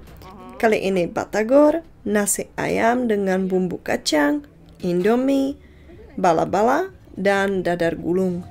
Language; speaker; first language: Indonesian; non-native, fluent; Czech